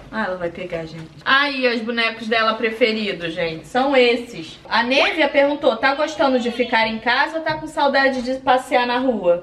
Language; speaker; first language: Portuguese; native; Portuguese